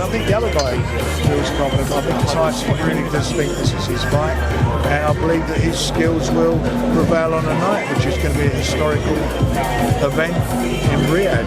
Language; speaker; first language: English; native; English